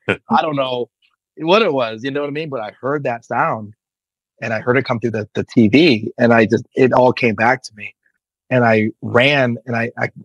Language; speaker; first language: English; native; English